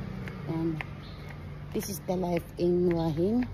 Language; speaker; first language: English; non-native, learner; Filipino